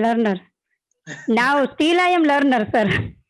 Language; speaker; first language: English; non-native, learner; Gujarati